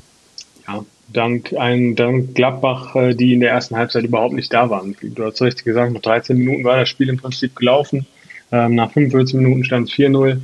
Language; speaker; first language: German; native; German